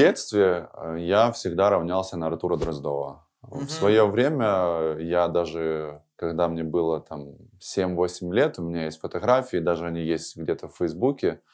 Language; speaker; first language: Russian; native; Russian